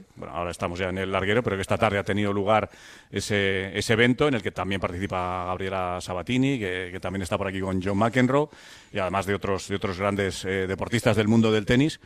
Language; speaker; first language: Spanish; native; Spanish